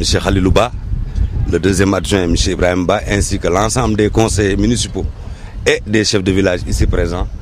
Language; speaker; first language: French; non-native, local second language; Wolof